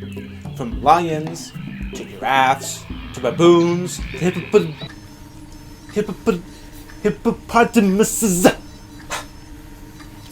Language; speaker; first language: English; native; English